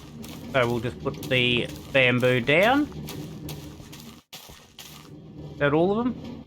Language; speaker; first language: English; native; English